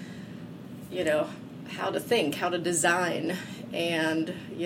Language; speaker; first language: English; native; English